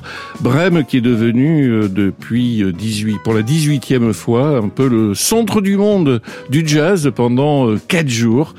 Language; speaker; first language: French; native; French